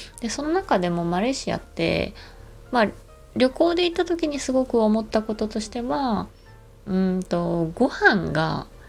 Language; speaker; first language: Japanese; native; Japanese